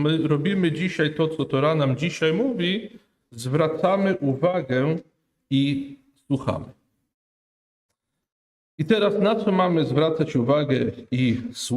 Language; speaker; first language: Polish; non-native, fluent; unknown